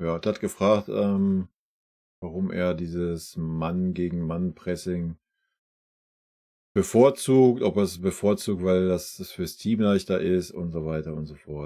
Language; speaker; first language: German; native; German